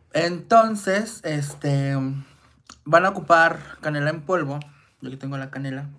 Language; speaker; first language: Spanish; native; Spanish